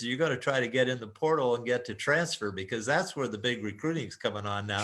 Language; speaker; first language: English; native; English